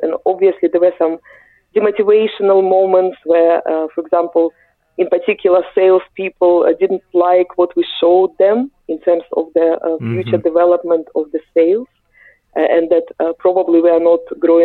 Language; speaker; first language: English; non-native, fluent; Ukrainian